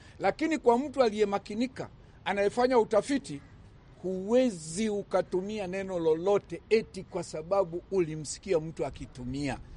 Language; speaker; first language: Swahili; native; Swahili